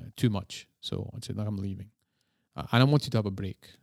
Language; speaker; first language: English; native; English